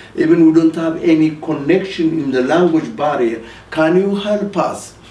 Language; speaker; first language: English; non-native, fluent; Amharic